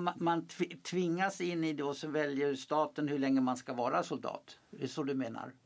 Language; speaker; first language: Swedish; native; Swedish